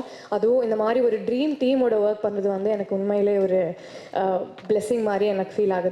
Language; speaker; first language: Tamil; non-native, learner; Telugu